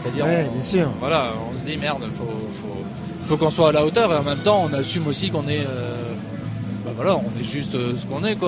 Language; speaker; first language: French; native; French